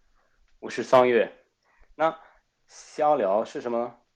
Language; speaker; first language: Chinese; non-native, fluent; Spanish